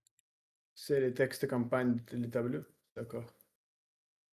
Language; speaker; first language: French; non-native, learner; Russian